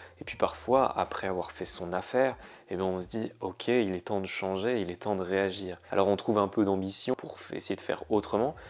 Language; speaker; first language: French; native; French